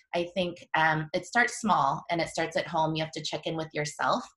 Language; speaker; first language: English; native; English